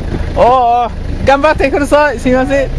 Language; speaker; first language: Japanese; non-native, learner; English